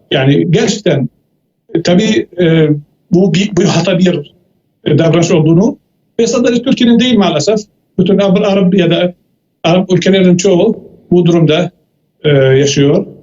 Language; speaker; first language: Turkish; non-native, fluent; Arabic